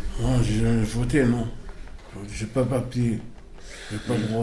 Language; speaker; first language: French; non-native, learner; Arabic